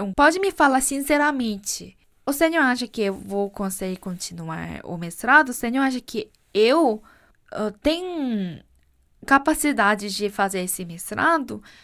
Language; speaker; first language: Portuguese; non-native, fluent; Korean